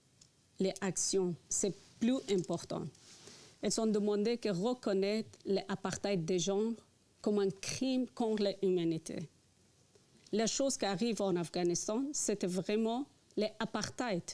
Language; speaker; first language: French; non-native, learner; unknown